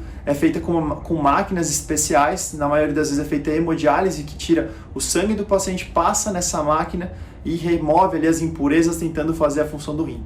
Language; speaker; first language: Portuguese; native; Portuguese